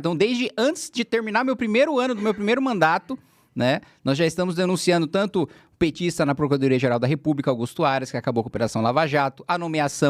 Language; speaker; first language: Portuguese; native; Portuguese